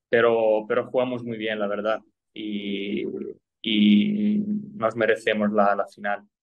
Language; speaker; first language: Spanish; non-native, fluent; Italian